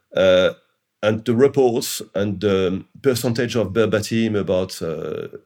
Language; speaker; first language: English; non-native, fluent; French